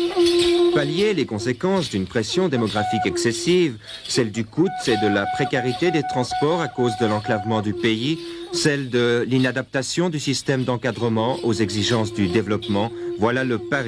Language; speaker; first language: French; native; French